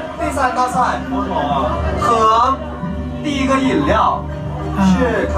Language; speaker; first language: Chinese; non-native, fluent; Thai